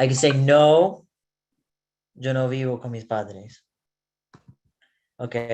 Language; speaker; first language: Spanish; non-native, learner; English